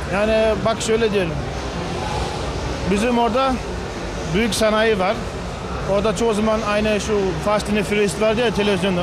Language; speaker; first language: Turkish; early bilingual, heritage; Turkish